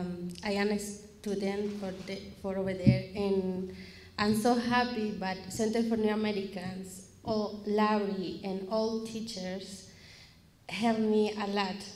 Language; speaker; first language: English; non-native, learner; Spanish